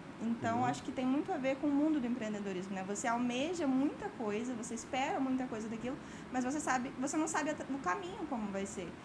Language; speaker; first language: Portuguese; native; Portuguese